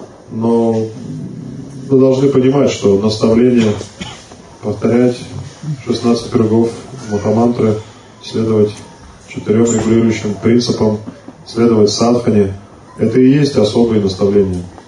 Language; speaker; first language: Russian; native; Russian